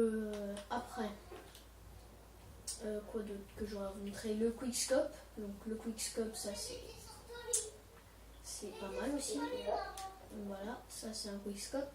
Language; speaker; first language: French; native; French